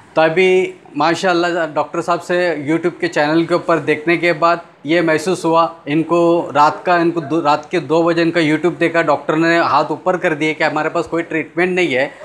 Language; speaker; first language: Hindi; non-native, local second language; Urdu